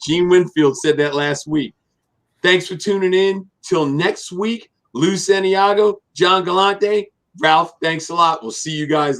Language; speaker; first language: English; native; English